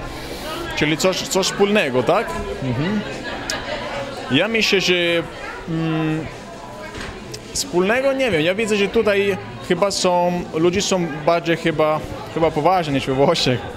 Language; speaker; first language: Polish; non-native, fluent; Italian